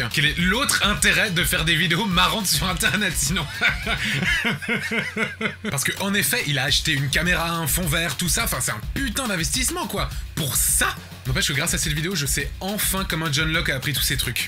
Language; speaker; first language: French; native; French